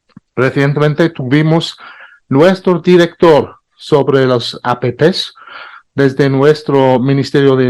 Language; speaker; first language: Spanish; non-native, fluent; English